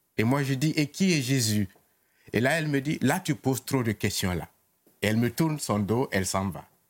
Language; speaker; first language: French; non-native, local second language; Mossi